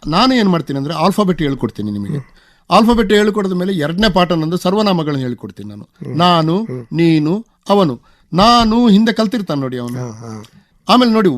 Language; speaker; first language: Kannada; non-native, local second language; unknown